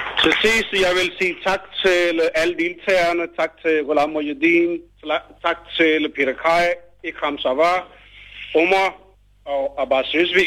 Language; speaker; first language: Danish; non-native, fluent; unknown